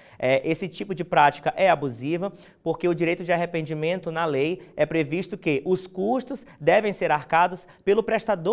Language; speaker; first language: Portuguese; native; Portuguese